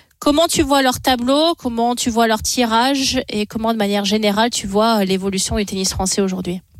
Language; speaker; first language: French; native; French